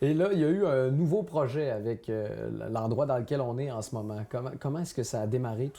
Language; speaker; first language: French; native; French